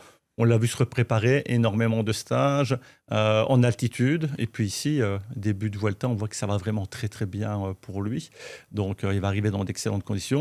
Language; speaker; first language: French; native; French